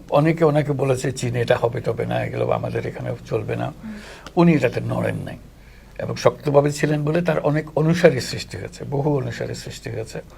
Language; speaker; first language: Bangla; native; Bangla